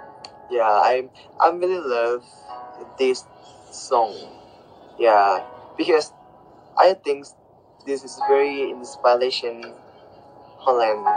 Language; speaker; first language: English; non-native, learner; Thai